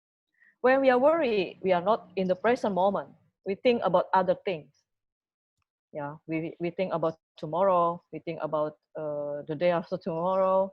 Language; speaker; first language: English; non-native, fluent; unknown